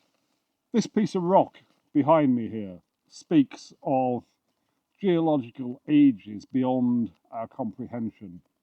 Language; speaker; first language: English; native; English